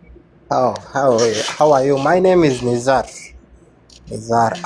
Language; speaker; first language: English; non-native, learner; Arabic